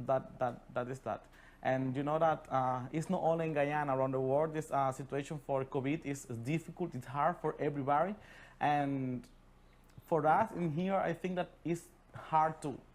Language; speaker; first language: English; non-native, learner; Spanish